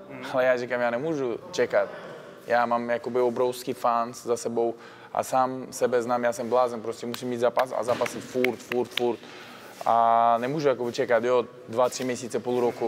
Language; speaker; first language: Czech; non-native, fluent; Uzbek